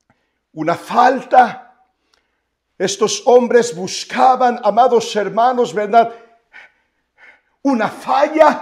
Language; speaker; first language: Spanish; native; Spanish